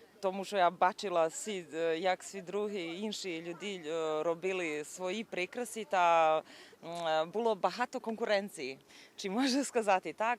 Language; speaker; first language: Ukrainian; non-native, learner; Serbian